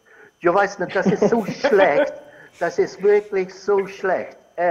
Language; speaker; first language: German; non-native, fluent; English